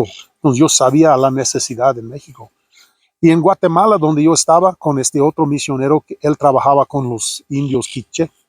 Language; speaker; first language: Spanish; non-native, fluent; English